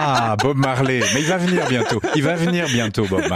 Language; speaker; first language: French; native; French